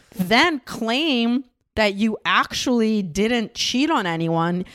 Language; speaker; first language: English; non-native, fluent; Russian